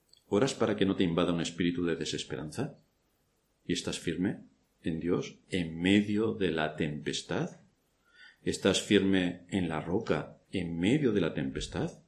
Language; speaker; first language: Spanish; native; Spanish